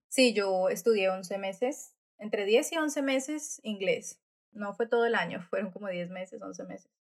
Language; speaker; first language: Spanish; native; Spanish